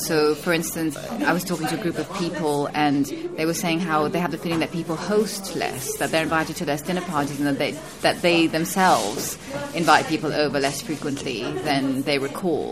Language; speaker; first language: English; native; English